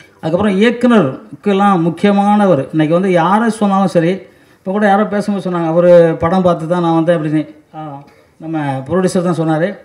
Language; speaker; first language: Tamil; native; Tamil